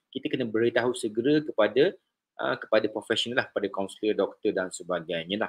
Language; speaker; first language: Malay; native; Malay